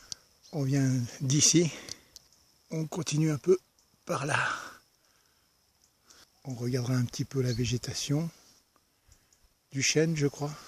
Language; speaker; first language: French; native; French